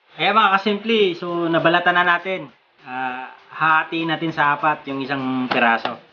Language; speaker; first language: Filipino; non-native, local second language; Cebuano